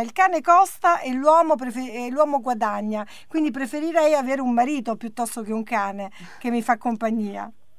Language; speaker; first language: Italian; native; Italian